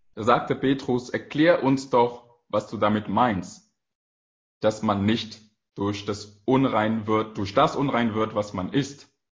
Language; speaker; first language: German; non-native, fluent; French